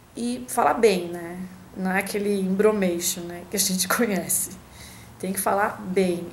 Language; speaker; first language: Portuguese; native; Portuguese